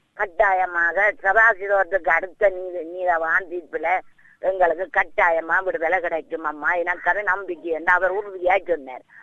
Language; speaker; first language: Tamil; native; Tamil